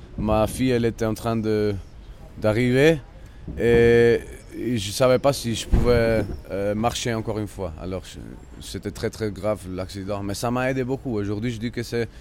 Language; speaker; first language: French; non-native, local second language; Spanish